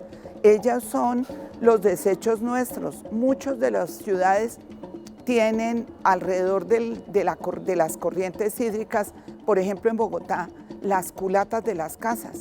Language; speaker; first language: Spanish; native; Spanish